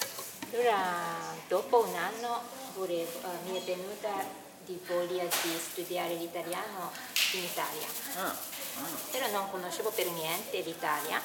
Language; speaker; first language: Italian; non-native, fluent; Japanese